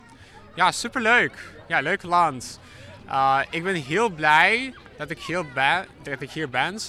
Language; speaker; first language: Dutch; non-native, learner; Ukrainian